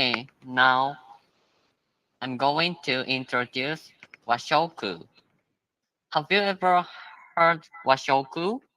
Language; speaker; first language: English; non-native, learner; Japanese